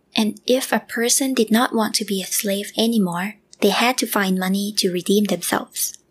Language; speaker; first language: English; non-native, fluent; Thai